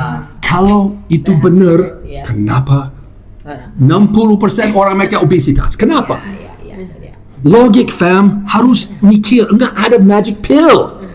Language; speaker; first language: Indonesian; non-native, fluent; English